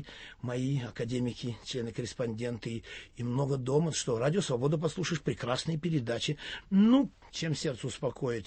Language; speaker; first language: Russian; native; Russian